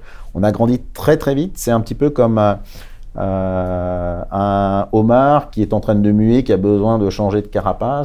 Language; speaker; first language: French; native; French